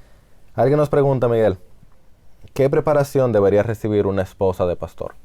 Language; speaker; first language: Spanish; native; Spanish